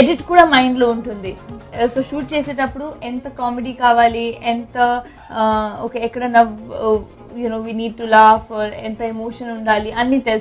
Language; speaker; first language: Telugu; non-native, learner; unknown